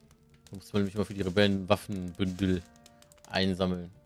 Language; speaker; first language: German; native; German